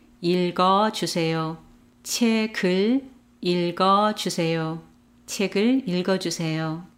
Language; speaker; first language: Korean; non-native, fluent; Chinese